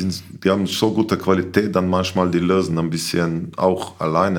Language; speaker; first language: German; non-native, learner; Slovenian